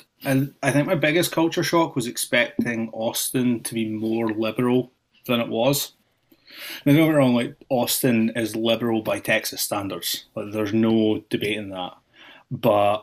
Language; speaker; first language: English; native; English